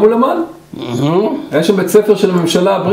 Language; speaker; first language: Hebrew; native; Hebrew